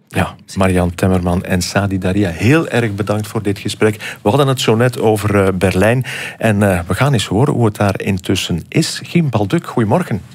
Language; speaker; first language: Dutch; native; Dutch